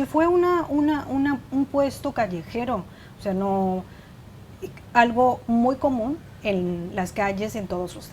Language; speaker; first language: Spanish; non-native, fluent; Chinese